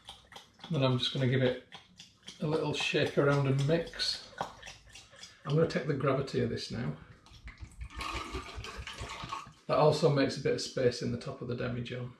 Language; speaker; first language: English; native; English